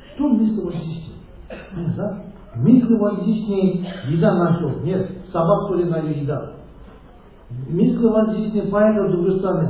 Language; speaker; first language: Russian; non-native, learner; Tibetan